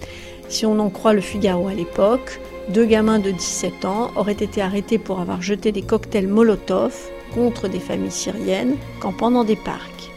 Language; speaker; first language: French; native; French